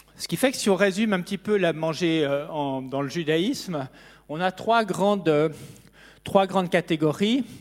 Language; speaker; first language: French; native; French